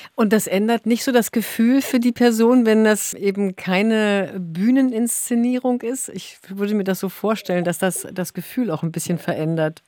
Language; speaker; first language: German; native; German